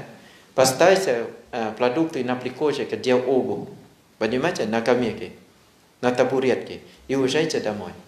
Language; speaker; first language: Russian; non-native, learner; Thai